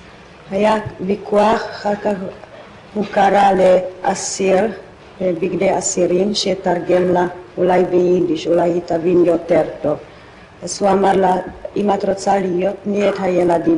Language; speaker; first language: Hebrew; non-native, fluent; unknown